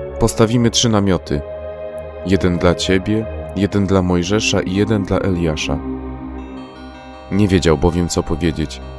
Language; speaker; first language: Polish; native; Polish